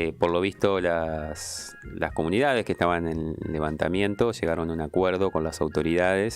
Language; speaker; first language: Spanish; native; Spanish